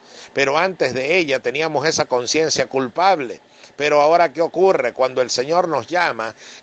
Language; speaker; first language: Spanish; native; Spanish